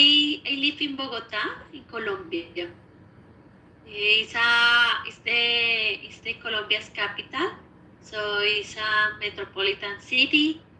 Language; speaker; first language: English; non-native, learner; Spanish